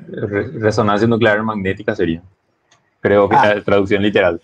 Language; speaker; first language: Spanish; native; Spanish